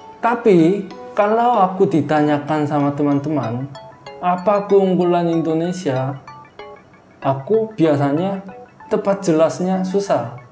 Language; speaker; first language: Indonesian; non-native, fluent; Korean